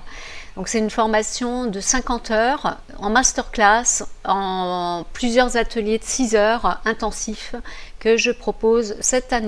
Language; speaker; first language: French; native; French